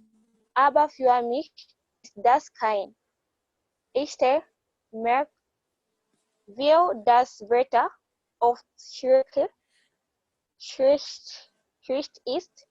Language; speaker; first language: German; non-native, learner; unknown